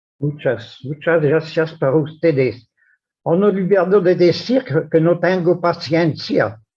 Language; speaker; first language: Spanish; non-native, fluent; French